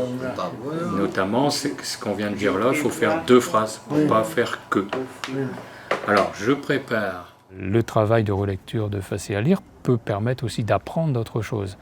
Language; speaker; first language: French; native; French